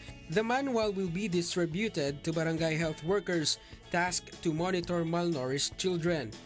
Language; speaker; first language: English; non-native, local second language; Filipino